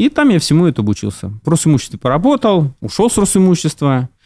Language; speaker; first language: Russian; native; Russian